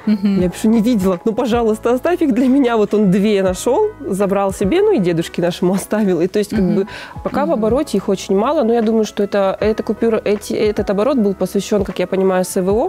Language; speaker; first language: Russian; native; Russian